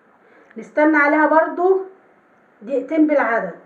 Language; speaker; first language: Arabic; native; Arabic